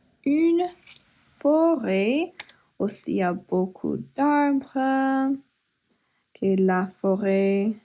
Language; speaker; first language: French; non-native, fluent; English